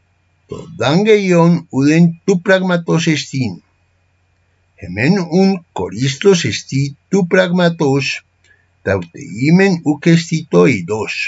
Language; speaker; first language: Greek; non-native, fluent; Spanish